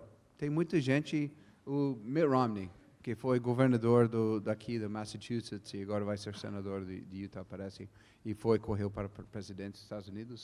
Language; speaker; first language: Portuguese; non-native, fluent; English